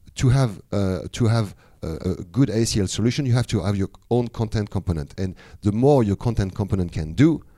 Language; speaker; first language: English; non-native, fluent; French